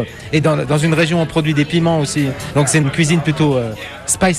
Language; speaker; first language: French; native; French